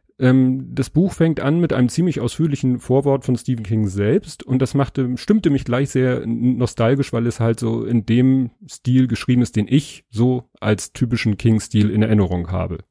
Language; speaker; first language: German; native; German